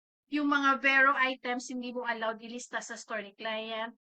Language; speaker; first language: Filipino; native; Filipino